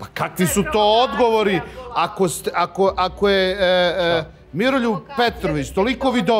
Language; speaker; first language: Serbian; native; Serbian